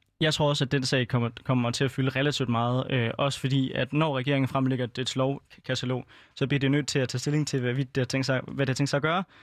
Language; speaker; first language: Danish; native; Danish